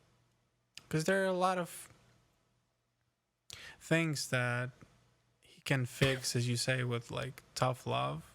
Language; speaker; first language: English; non-native, fluent; Ukrainian